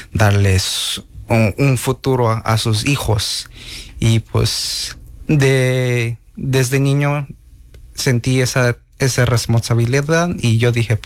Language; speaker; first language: Spanish; early bilingual, heritage; Spanish